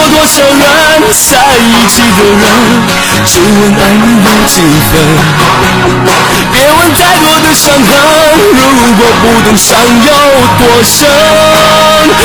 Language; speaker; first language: Chinese; native; Chinese